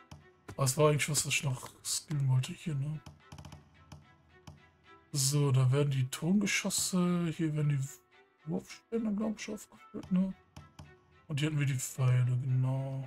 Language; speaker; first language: German; native; German